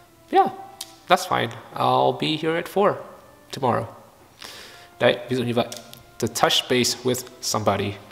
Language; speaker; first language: English; non-native, fluent; Vietnamese